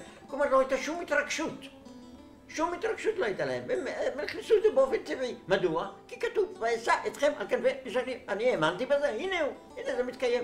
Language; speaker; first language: Hebrew; non-native, fluent; Arabic